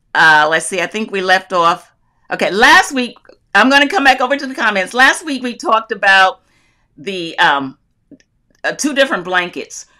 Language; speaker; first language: English; native; English